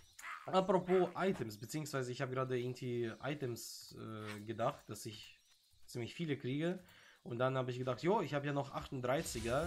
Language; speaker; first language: German; native; German